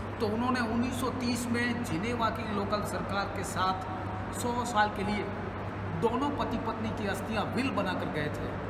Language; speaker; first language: Hindi; non-native, local second language; Gujarati